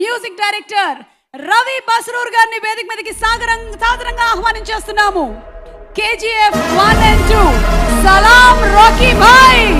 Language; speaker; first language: Telugu; native; Telugu